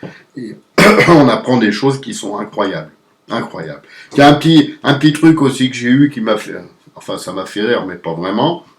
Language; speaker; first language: French; native; French